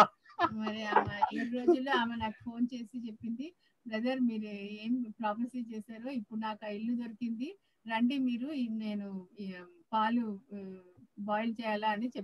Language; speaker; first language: Telugu; native; Telugu